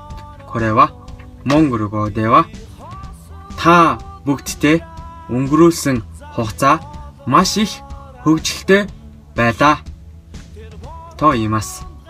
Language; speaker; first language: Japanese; non-native, fluent; Mongolian